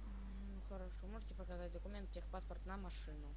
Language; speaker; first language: Russian; native; Russian